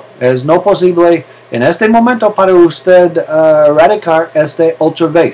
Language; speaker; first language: Spanish; non-native, learner; English